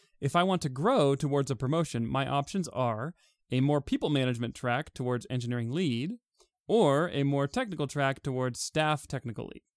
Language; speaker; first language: English; native; English